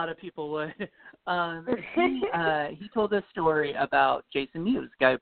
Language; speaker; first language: English; native; English